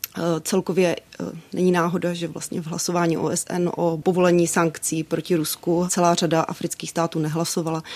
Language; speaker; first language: Czech; native; Czech